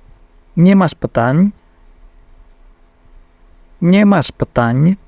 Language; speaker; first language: Polish; non-native, fluent; Indonesian